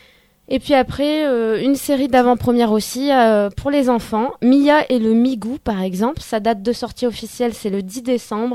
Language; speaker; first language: French; native; French